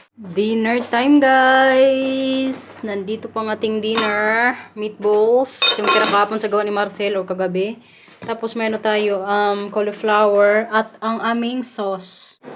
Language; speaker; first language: Filipino; non-native, local second language; Waray